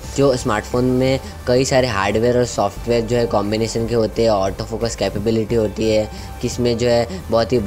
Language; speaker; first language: Hindi; native; Hindi